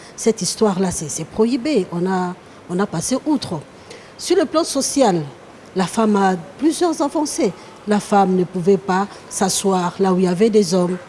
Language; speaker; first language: French; non-native, local second language; Lingala